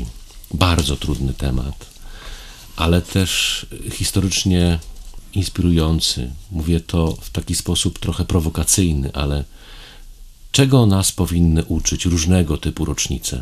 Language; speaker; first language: Polish; native; Polish